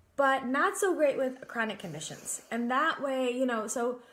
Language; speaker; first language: English; native; English